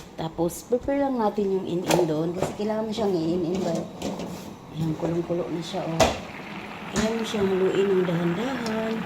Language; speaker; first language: Filipino; non-native, local second language; Cebuano